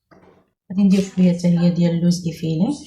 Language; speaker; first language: Arabic; native; Arabic